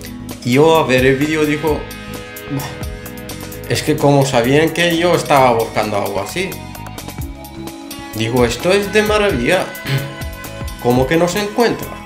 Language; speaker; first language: Spanish; non-native, fluent; Bulgarian